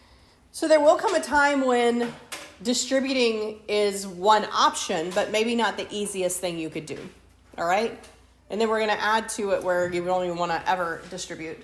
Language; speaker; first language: English; native; English